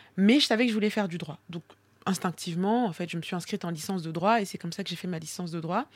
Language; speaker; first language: French; early bilingual, other home language; Swahili